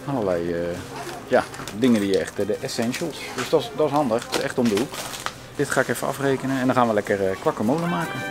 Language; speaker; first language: Dutch; native; Dutch